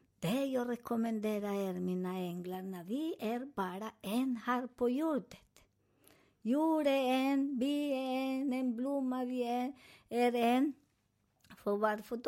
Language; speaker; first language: Swedish; non-native, fluent; Spanish